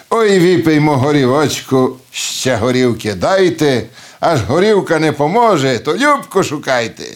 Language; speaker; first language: Ukrainian; early bilingual, heritage; Ukrainian